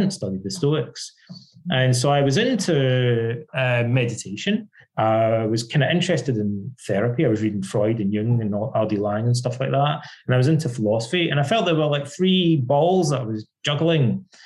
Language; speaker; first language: English; native; English